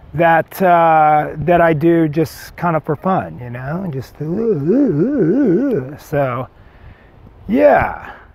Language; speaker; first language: English; native; English